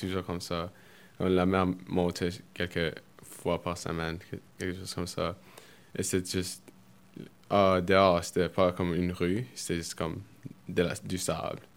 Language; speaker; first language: French; early bilingual, other home language; Spanish